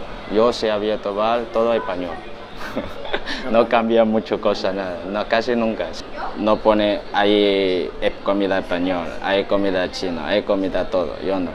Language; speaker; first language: Spanish; non-native, learner; Chinese